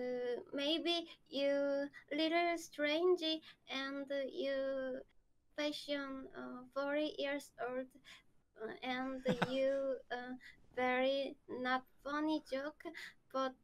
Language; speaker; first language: English; non-native, learner; Korean